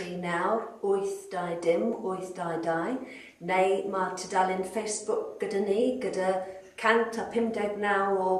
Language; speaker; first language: Welsh; non-native, fluent; English